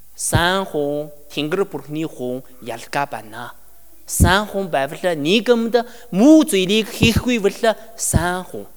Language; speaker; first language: Mongolian; non-native, learner; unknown